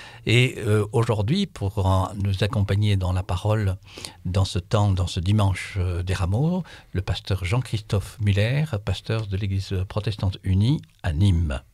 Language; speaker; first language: French; native; French